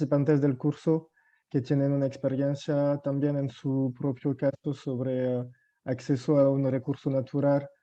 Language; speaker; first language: Spanish; non-native, fluent; French